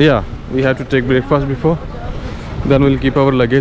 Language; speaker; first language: English; non-native, local second language; Hindi